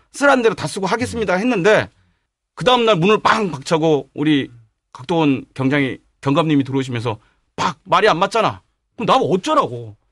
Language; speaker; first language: Korean; native; Korean